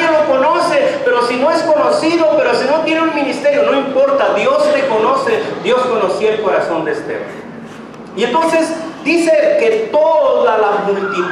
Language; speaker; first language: Spanish; native; Spanish